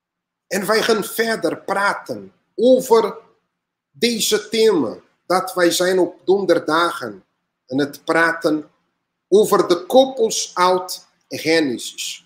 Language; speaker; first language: Dutch; non-native, learner; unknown